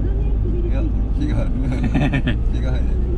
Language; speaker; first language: Japanese; non-native, learner; Vietnamese